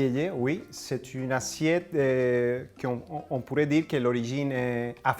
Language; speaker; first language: French; non-native, fluent; Spanish